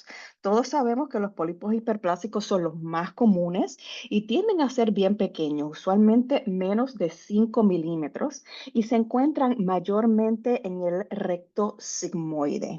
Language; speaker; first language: Spanish; native; Spanish